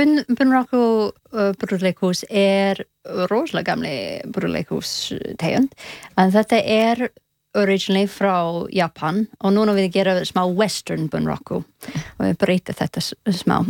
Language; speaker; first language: Icelandic; non-native, learner; English